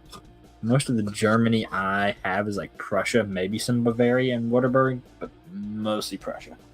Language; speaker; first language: English; native; English